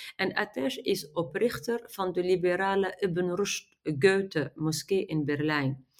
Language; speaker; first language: Dutch; non-native, fluent; Arabic